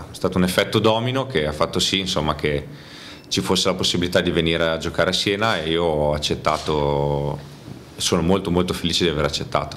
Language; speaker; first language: Italian; native; Italian